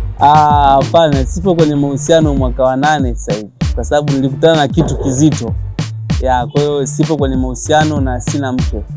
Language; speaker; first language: Swahili; native; Swahili